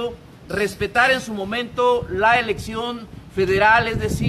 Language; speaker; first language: Spanish; native; Spanish